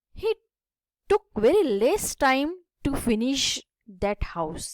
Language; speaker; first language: English; non-native, local second language; Marathi